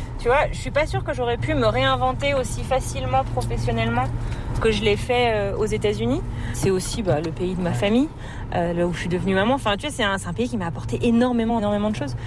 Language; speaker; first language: French; native; French